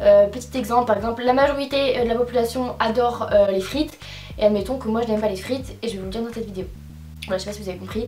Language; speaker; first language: French; native; French